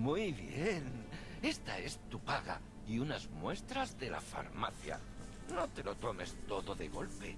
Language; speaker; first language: Spanish; native; Spanish